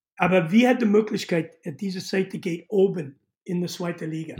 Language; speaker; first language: German; non-native, learner; English